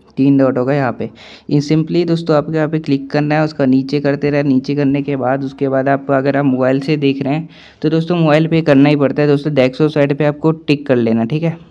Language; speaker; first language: Hindi; native; Hindi